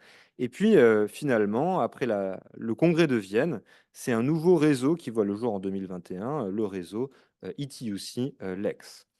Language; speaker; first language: French; native; French